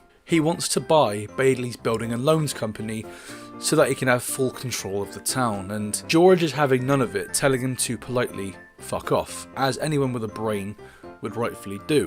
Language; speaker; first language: English; native; English